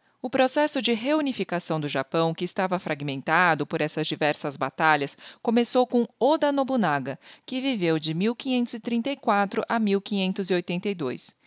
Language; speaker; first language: Portuguese; native; Portuguese